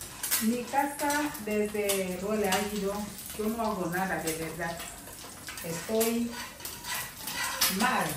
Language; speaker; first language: Spanish; non-native, learner; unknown